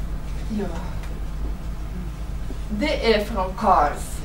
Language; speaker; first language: Swedish; non-native, fluent; Finnish